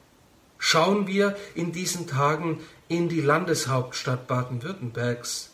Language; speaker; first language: German; native; German